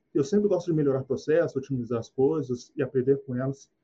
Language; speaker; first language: Portuguese; native; Portuguese